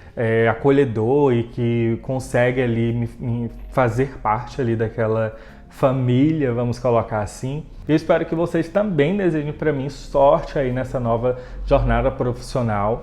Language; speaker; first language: Portuguese; native; Portuguese